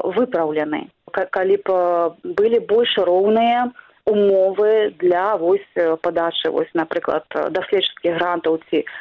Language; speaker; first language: Belarusian; non-native, local second language; Russian